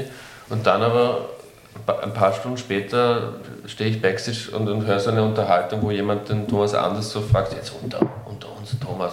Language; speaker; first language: German; native; German